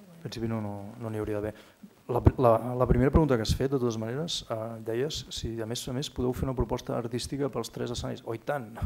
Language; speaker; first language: Catalan; native; Catalan